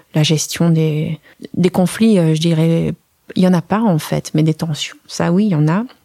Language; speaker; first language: French; native; French